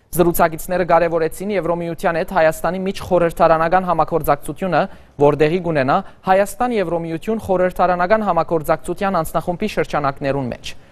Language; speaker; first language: Armenian; early bilingual, heritage; Armenian